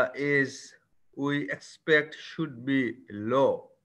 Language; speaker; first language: English; non-native, local second language; Bangla